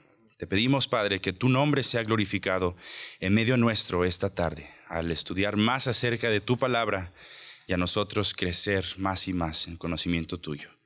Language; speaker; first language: Spanish; native; Spanish